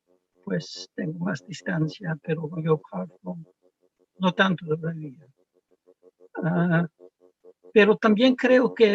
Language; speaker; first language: Spanish; non-native, fluent; Dutch